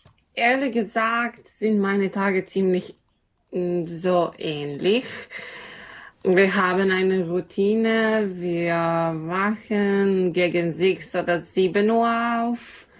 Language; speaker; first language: German; non-native, learner; Serbian